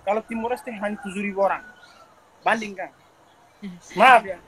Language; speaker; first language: Indonesian; non-native, local second language; Tetum